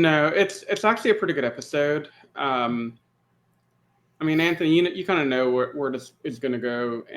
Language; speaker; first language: English; native; English